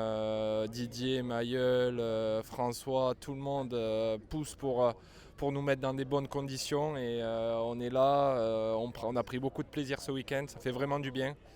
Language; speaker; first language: French; native; French